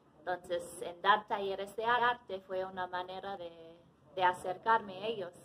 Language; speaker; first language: Spanish; non-native, fluent; English